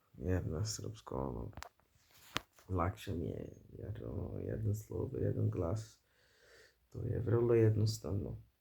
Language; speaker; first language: Bosnian; non-native, fluent; Portuguese